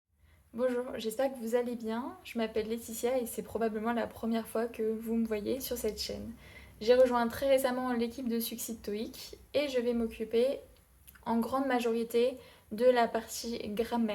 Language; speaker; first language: French; native; French